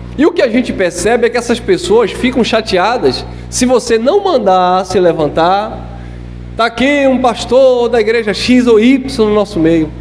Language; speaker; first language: Portuguese; native; Portuguese